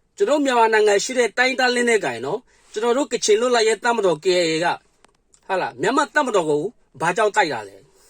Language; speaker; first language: Burmese; non-native, local second language; Kachin